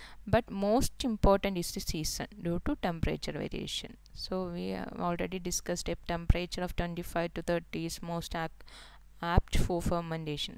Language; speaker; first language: English; non-native, local second language; Malayalam